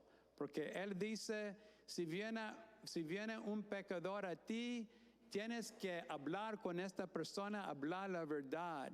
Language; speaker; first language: Spanish; non-native, fluent; English